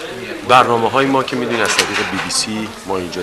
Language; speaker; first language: Persian; native; Persian